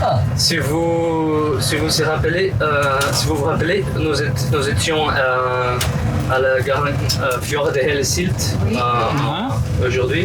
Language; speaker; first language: French; non-native, learner; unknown